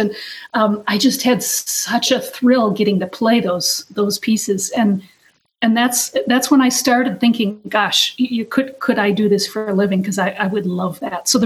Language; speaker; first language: English; native; English